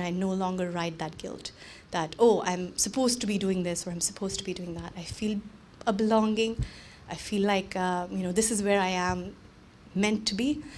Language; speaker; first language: English; early bilingual, other home language; Hindi